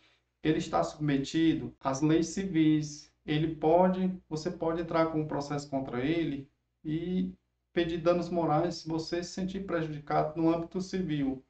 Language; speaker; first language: Portuguese; native; Portuguese